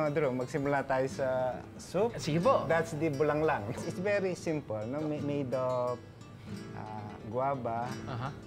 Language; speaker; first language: Filipino; non-native, local second language; Pampanga